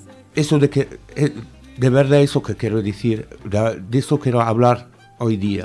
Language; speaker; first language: Spanish; non-native, fluent; Arabic